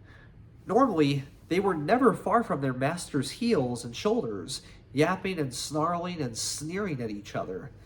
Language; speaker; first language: English; native; English